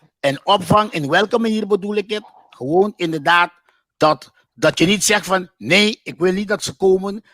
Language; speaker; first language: Dutch; non-native, local second language; Papiamento